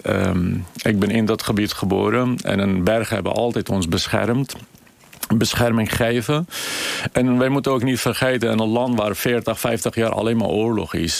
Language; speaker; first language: Dutch; non-native, fluent; Kurdish